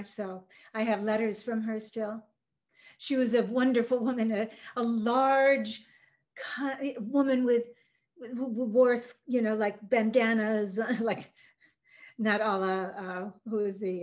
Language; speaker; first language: English; early bilingual, other home language; Norwegian